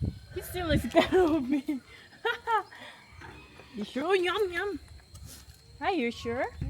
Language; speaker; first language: English; non-native, learner; Thai